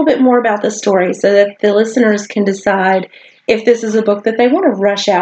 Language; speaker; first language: English; native; English